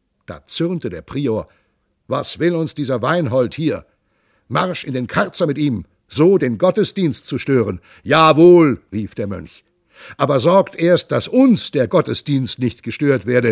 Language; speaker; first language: German; native; German